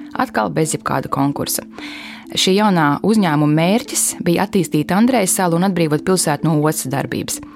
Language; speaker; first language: Latvian; native; Latvian